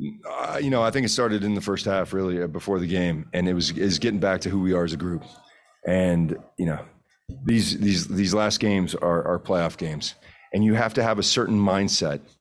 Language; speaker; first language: English; early bilingual, other home language; Spanish